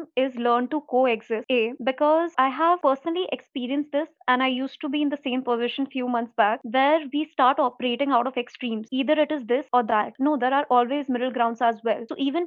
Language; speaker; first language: English; non-native, local second language; Hindi